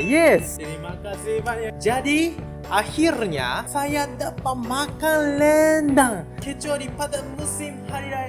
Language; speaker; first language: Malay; non-native, learner; Japanese